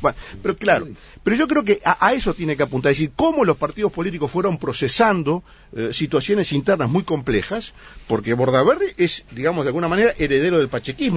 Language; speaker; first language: Spanish; native; Spanish